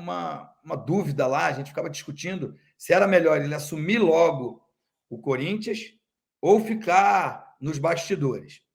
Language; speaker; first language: Portuguese; native; Portuguese